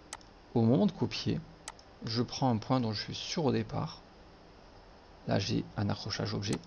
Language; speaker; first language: French; native; French